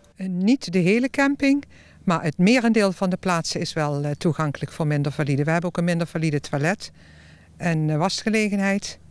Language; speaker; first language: Dutch; native; Dutch